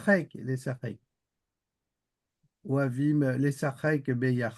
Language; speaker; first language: Hebrew; non-native, learner; French